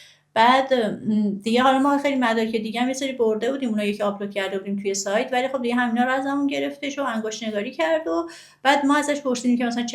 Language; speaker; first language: Persian; native; Persian